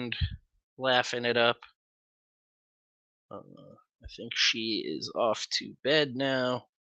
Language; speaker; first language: English; native; English